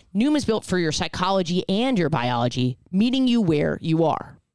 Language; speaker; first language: English; native; English